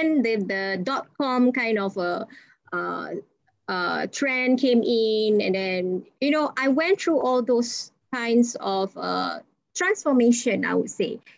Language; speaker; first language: English; non-native, local second language; Malay